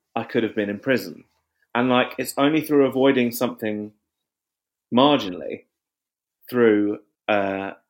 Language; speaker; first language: English; native; English